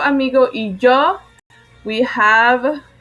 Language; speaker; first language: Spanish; non-native, fluent; English